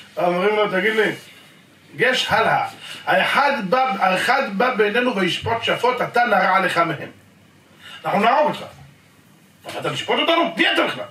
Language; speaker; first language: Hebrew; native; Hebrew